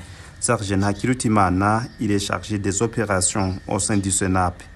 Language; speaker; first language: French; non-native, local second language; Rundi